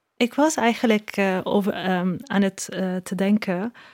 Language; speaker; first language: Dutch; non-native, learner; Arabic